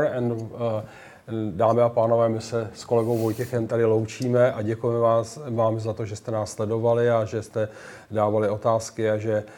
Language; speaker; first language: Czech; native; Czech